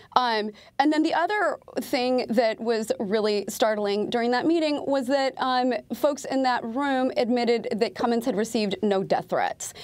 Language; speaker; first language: English; native; English